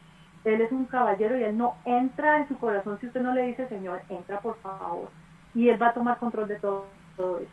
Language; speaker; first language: Spanish; native; Spanish